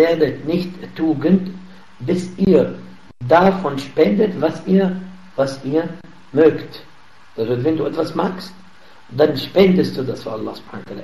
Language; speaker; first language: German; non-native, fluent; Arabic